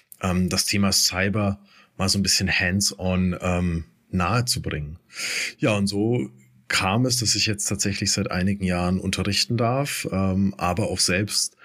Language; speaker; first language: German; native; German